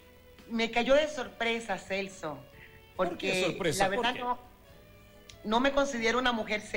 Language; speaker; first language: Spanish; native; Spanish